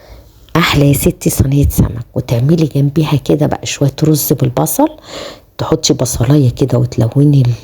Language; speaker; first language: Arabic; native; Arabic